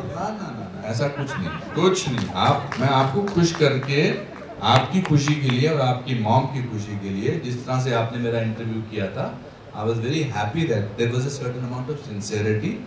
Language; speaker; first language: Hindi; native; Hindi